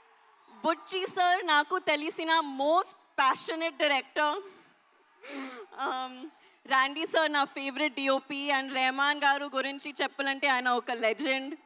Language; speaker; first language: Telugu; non-native, local second language; Hindi